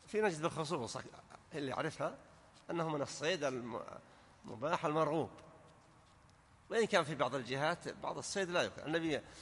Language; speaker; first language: Arabic; native; Arabic